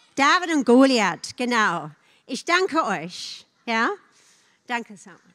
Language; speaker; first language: German; non-native, fluent; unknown